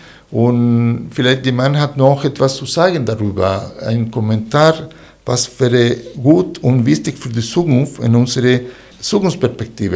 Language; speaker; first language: German; non-native, fluent; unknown